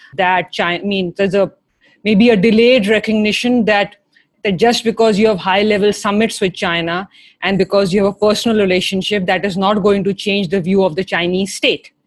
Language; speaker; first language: English; non-native, local second language; Hindi